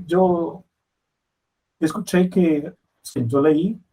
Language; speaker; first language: Spanish; non-native, fluent; Portuguese